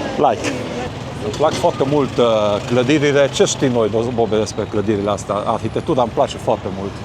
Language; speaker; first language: Romanian; non-native, local second language; Hungarian